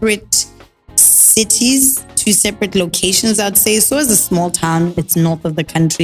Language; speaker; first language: English; non-native, local second language; Tswana